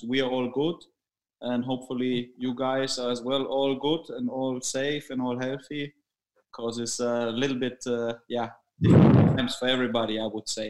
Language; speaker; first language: English; non-native, fluent; German